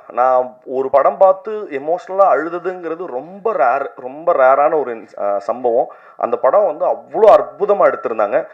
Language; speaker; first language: Tamil; native; Tamil